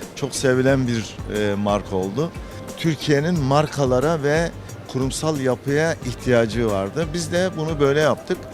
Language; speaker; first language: Turkish; native; Turkish